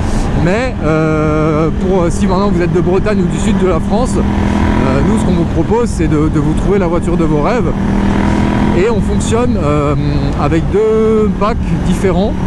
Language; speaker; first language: French; native; French